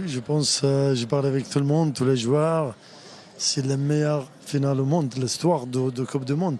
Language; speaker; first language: French; non-native, learner; Arabic